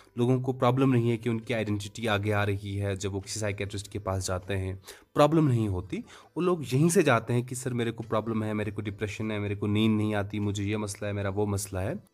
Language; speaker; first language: Urdu; non-native, local second language; Kashmiri